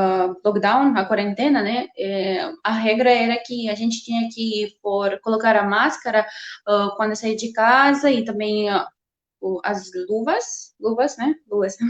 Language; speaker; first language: Portuguese; non-native, fluent; Russian